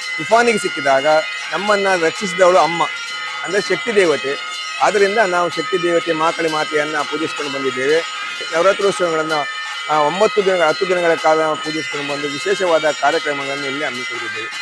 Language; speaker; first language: Kannada; non-native, local second language; Konkani